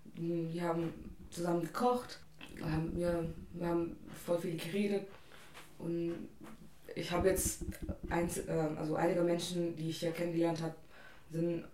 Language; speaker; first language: German; non-native, fluent; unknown